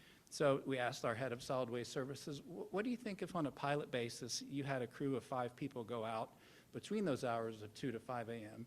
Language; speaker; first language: English; native; English